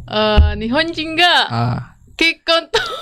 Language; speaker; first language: Japanese; non-native, learner; Indonesian